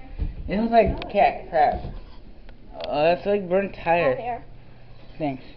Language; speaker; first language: English; native; English